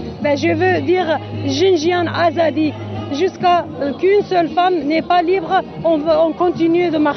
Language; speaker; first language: French; non-native, learner; Kurdish